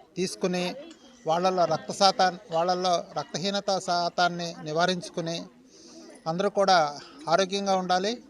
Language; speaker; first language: Telugu; native; Telugu